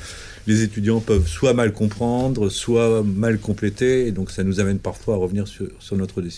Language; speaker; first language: French; native; French